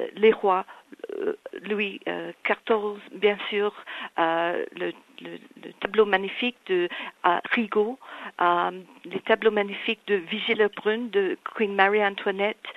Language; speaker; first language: French; non-native, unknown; English